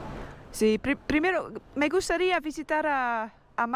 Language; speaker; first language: Spanish; non-native, learner; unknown